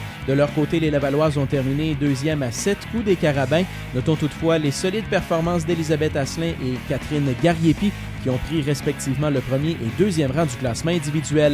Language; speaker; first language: French; native; French